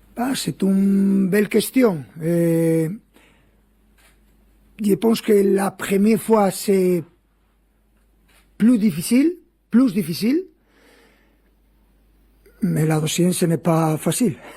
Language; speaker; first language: French; non-native, fluent; Spanish